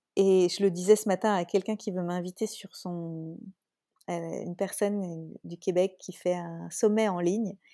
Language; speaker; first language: French; native; French